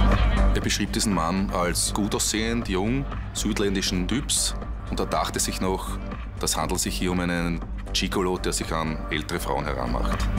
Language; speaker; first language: German; native; German